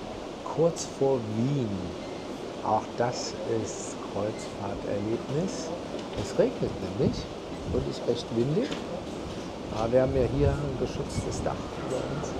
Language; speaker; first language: German; native; German